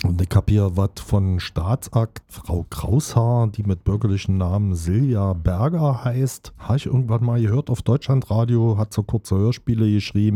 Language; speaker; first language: German; native; German